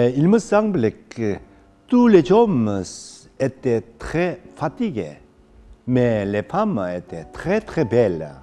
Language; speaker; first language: French; non-native, fluent; Korean